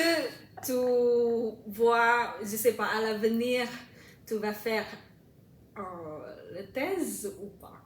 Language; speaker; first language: French; non-native, fluent; Indonesian